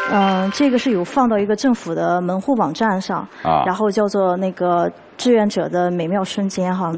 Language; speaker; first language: Chinese; native; Chinese